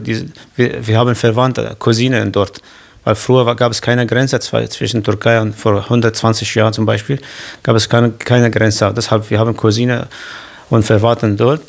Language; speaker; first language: German; non-native, learner; Kurdish